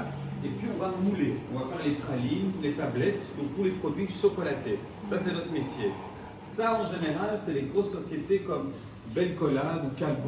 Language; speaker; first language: French; native; French